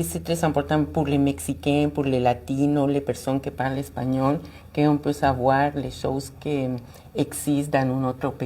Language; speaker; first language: French; non-native, fluent; Spanish